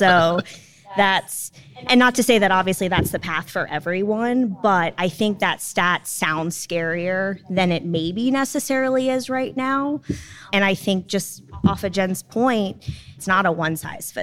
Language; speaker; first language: English; native; English